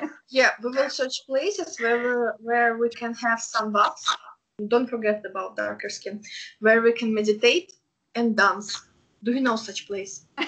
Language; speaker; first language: English; non-native, fluent; Russian